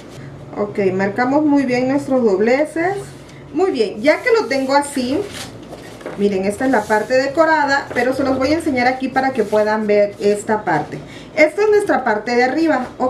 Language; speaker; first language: Spanish; native; Spanish